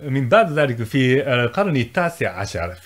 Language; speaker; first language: Arabic; non-native, fluent; Japanese